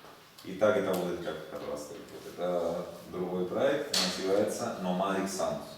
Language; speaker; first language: Russian; non-native, learner; Spanish